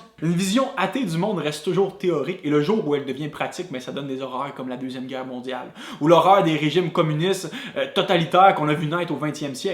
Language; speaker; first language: French; native; French